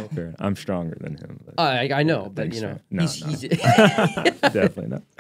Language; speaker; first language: English; native; English